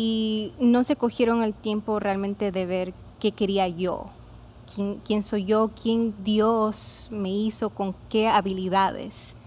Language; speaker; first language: Spanish; early bilingual, heritage; Spanish